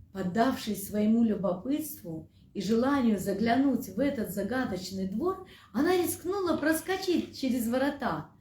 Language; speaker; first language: Russian; native; Russian